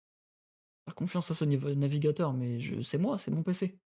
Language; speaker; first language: French; native; French